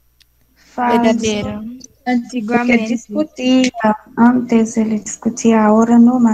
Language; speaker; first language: Spanish; non-native, learner; Portuguese